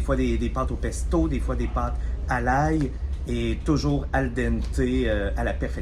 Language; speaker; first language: French; native; French